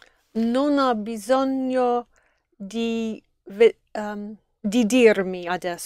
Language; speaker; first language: Italian; non-native, learner; English